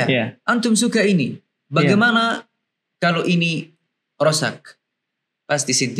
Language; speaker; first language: Indonesian; non-native, learner; Arabic